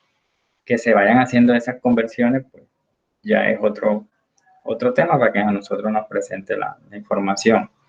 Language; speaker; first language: Spanish; native; Spanish